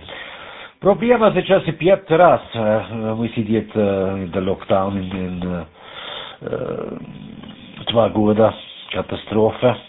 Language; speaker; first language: Russian; non-native, learner; German